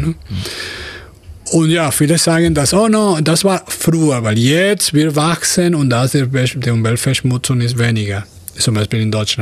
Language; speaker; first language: German; non-native, fluent; Spanish